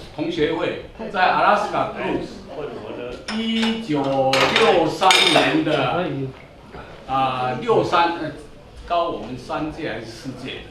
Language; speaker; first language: Chinese; non-native, local second language; Min Nan Chinese